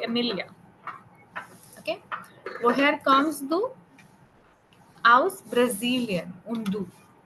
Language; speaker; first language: German; non-native, learner; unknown